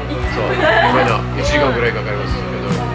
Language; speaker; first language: Japanese; non-native, learner; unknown